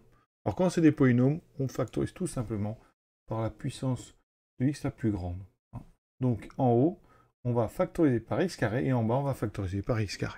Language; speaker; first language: French; native; French